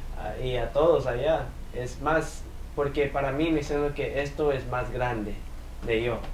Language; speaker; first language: Spanish; early bilingual, heritage; English